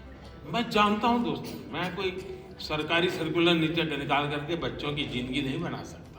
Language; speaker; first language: Hindi; native; Hindi